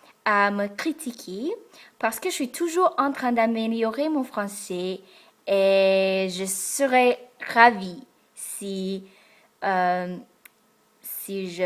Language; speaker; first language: French; non-native, fluent; English